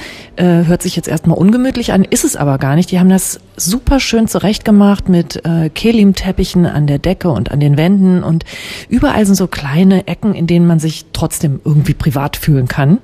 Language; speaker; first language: German; native; German